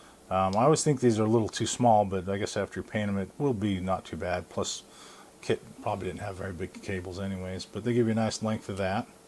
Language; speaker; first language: English; native; English